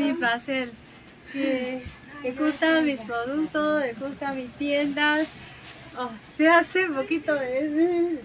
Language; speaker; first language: Spanish; non-native, learner; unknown